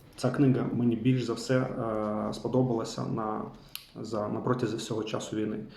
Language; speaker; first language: Ukrainian; non-native, local second language; Russian